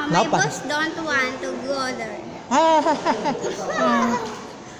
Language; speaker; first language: English; non-native, learner; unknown